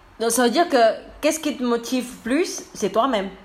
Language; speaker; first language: French; non-native, learner; Indonesian